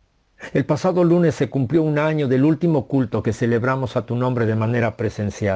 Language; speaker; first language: Spanish; native; Spanish